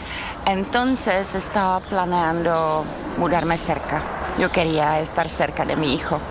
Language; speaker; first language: Spanish; non-native, fluent; Czech